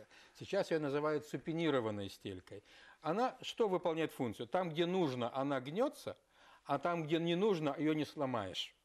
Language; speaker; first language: Russian; native; Russian